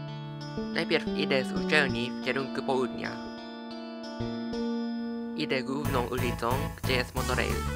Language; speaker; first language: Polish; non-native, fluent; Japanese